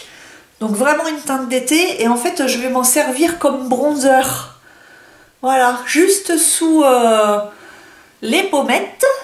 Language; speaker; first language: French; native; French